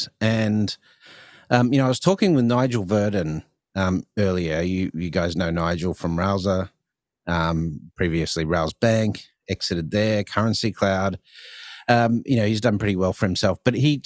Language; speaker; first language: English; native; English